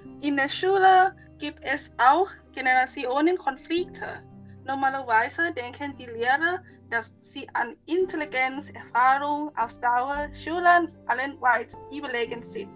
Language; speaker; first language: German; non-native, learner; Thai